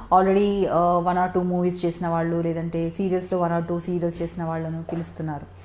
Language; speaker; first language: Telugu; native; Telugu